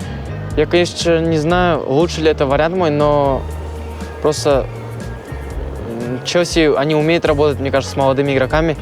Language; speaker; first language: Russian; native; Russian